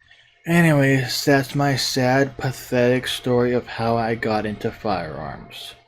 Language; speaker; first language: English; native; English